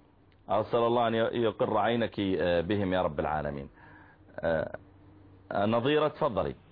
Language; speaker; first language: Arabic; native; Arabic